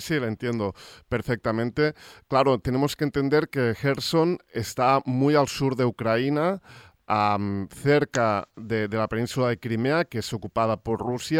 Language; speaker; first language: Spanish; non-native, local second language; Catalan